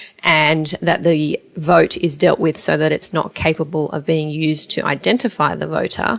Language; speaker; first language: English; native; English